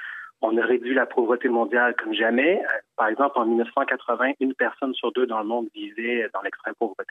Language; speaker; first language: French; native; French